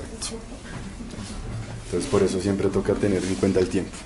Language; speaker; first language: Spanish; native; Spanish